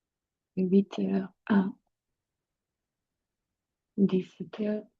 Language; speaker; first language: French; non-native, local second language; Dutch